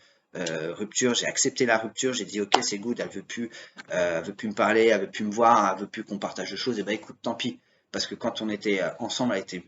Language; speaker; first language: French; native; French